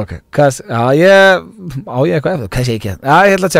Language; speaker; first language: Icelandic; native; Icelandic